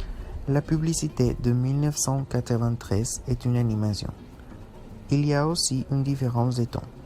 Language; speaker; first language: French; non-native, fluent; Spanish